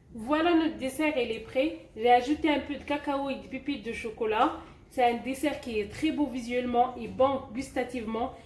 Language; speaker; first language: French; non-native, local second language; Arabic